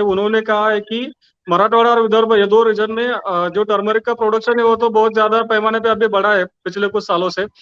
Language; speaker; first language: Hindi; non-native, local second language; Marathi